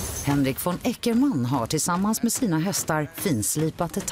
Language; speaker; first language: Swedish; native; Swedish